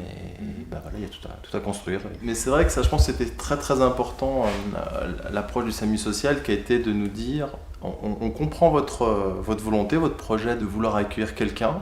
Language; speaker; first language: French; native; French